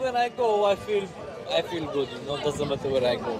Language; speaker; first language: English; non-native, learner; Romanian